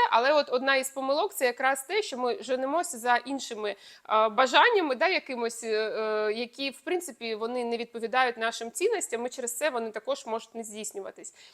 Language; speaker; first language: Ukrainian; non-native, local second language; Russian